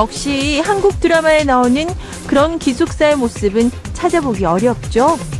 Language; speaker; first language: Korean; native; Korean